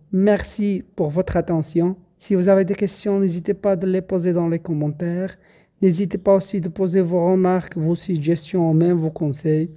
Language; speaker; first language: French; non-native, local second language; Arabic